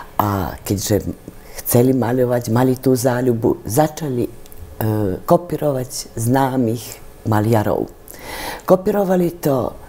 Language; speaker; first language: Slovak; native; Slovak